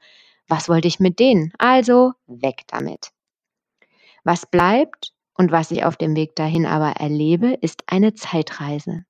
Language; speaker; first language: German; native; German